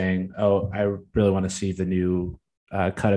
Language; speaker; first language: English; native; English